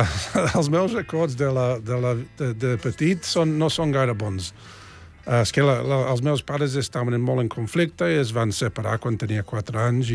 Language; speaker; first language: Catalan; non-native, fluent; English